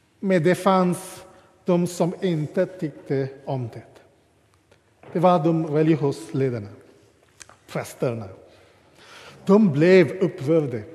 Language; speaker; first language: Swedish; non-native, fluent; English